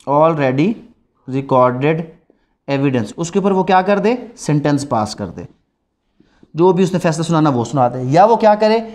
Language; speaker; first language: Urdu; non-native, local second language; Punjabi